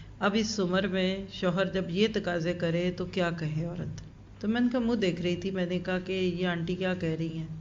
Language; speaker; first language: Urdu; native; Urdu